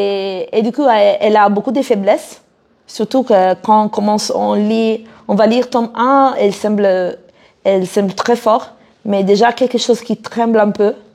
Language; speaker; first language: French; non-native, fluent; Italian